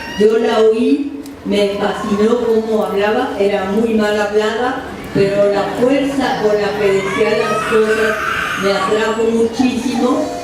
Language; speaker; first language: Spanish; early bilingual, other home language; French